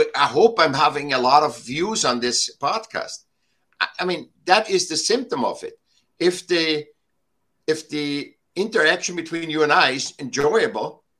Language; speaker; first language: English; non-native, fluent; German